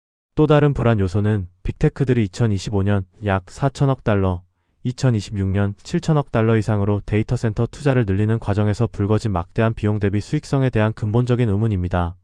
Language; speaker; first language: Korean; native; Korean